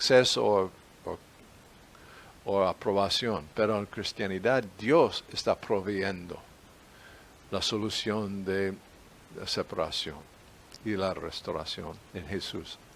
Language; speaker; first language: Spanish; non-native, fluent; English